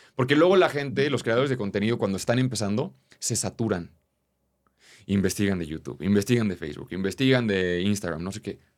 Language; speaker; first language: Spanish; native; Spanish